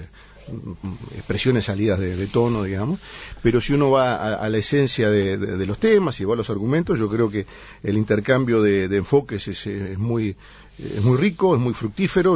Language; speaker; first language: Spanish; native; Spanish